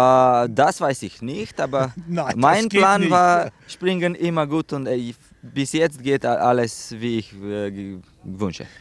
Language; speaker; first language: German; non-native, learner; Slovenian